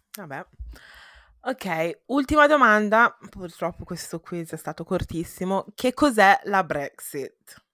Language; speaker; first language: Italian; early bilingual, heritage; Italian